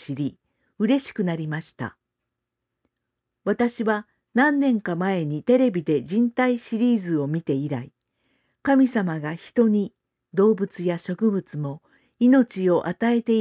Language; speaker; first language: Japanese; non-native, fluent; Korean